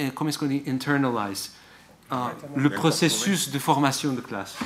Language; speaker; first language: French; non-native, fluent; Portuguese